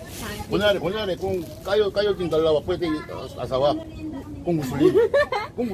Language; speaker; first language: Filipino; non-native, learner; Korean